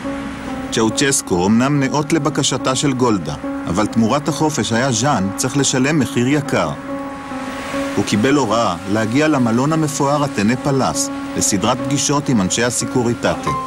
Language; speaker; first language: Hebrew; native; Hebrew